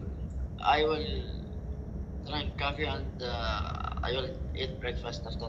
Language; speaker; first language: English; non-native, learner; Arabic